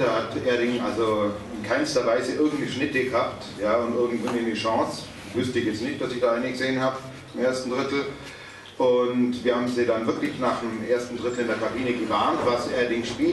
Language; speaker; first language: German; native; German